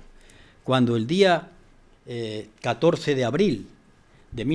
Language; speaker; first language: Spanish; native; Spanish